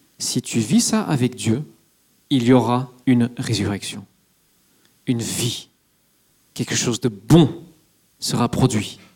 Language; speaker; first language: French; non-native, fluent; English